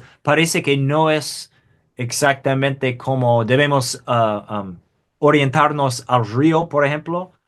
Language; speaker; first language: Spanish; non-native, fluent; English